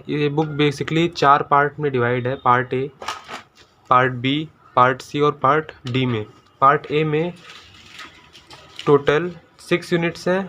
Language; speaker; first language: Hindi; native; Hindi